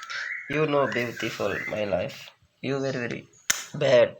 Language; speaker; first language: English; non-native, learner; Urdu